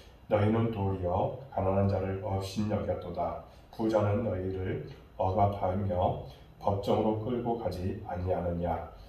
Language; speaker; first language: Korean; native; Korean